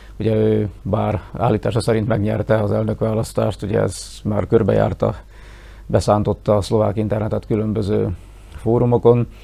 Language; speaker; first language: Hungarian; native; Hungarian